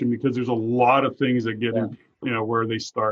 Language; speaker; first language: English; native; English